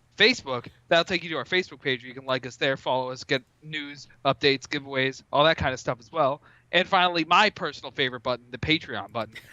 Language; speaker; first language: English; native; English